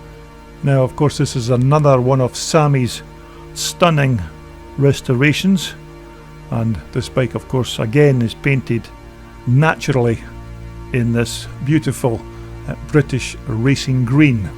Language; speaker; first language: English; native; English